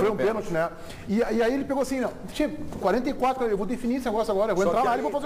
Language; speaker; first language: Portuguese; native; Portuguese